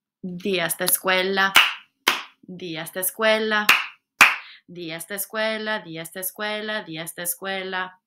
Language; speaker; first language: Spanish; non-native, fluent; English